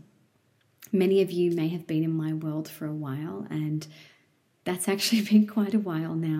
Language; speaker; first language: English; native; English